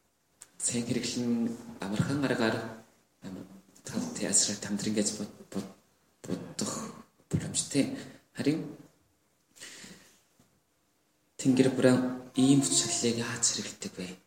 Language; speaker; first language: Mongolian; non-native, learner; Korean